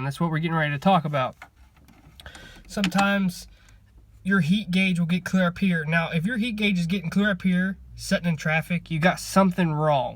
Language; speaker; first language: English; native; English